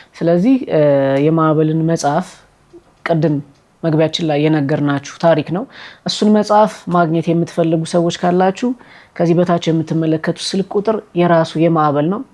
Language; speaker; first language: Amharic; native; Amharic